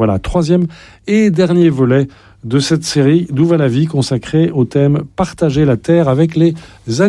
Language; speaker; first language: French; native; French